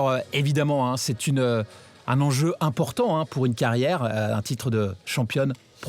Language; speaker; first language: French; native; French